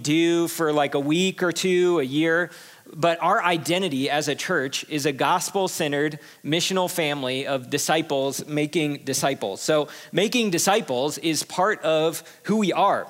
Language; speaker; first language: English; native; English